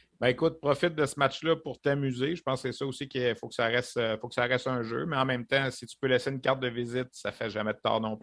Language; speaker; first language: French; native; French